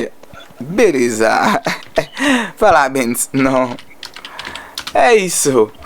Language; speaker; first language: Portuguese; non-native, learner; Haitian Creole